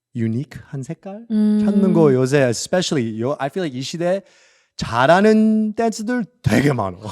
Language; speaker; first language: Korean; early bilingual, heritage; English